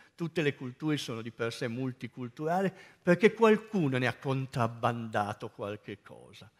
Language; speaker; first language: Italian; native; Italian